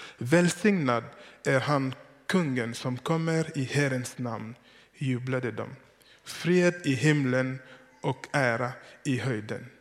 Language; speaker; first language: Swedish; non-native, fluent; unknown